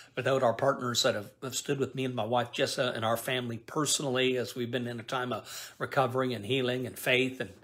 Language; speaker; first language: English; native; English